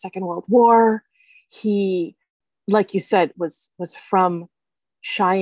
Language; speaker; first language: English; native; English